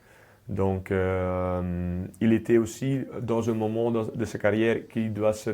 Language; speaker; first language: French; non-native, local second language; Dutch